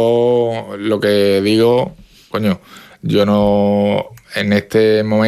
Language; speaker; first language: Spanish; native; Spanish